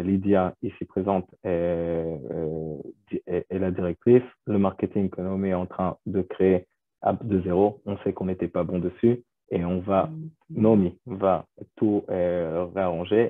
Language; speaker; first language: French; non-native, fluent; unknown